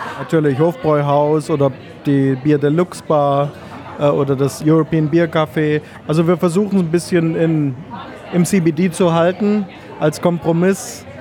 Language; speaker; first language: German; native; German